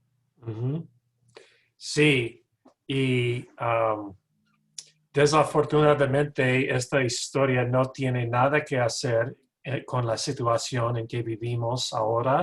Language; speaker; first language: Spanish; non-native, fluent; English